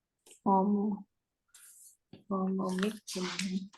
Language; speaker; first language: English; non-native, learner; Vietnamese